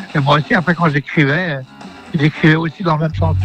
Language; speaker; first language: French; native; French